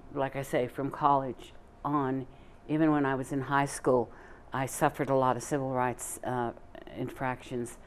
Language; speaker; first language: English; native; English